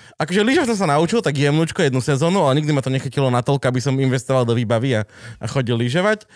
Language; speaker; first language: Slovak; native; Slovak